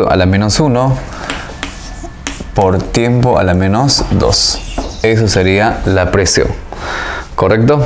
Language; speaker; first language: Spanish; native; Spanish